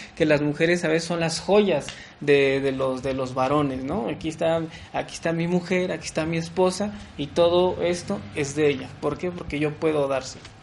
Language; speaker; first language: Spanish; early bilingual, heritage; French